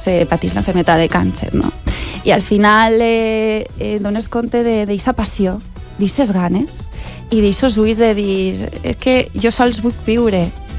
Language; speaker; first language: Catalan; native; Catalan